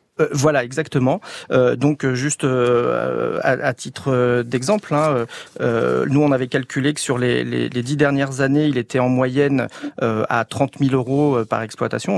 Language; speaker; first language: French; native; French